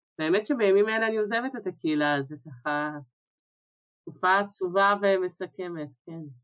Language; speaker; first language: Hebrew; early bilingual, other home language; Russian